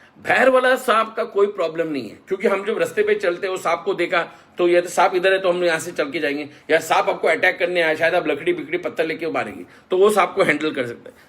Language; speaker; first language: Hindi; non-native, local second language; Marathi